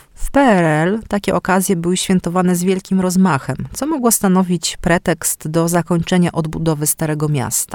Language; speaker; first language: Polish; native; Polish